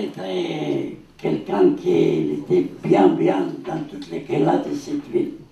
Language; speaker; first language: French; non-native, learner; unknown